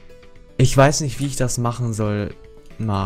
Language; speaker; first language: German; native; German